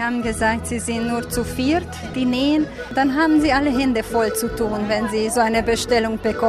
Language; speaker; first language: German; native; German